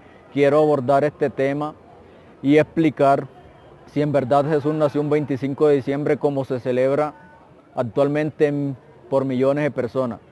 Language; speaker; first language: Spanish; native; Spanish